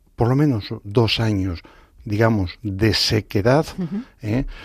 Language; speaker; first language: Spanish; native; Spanish